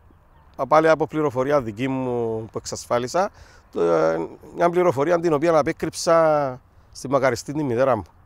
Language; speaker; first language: Greek; native; Greek